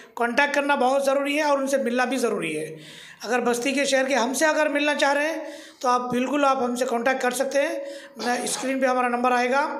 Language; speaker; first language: Hindi; native; Hindi